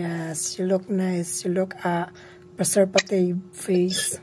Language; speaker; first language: English; non-native, learner; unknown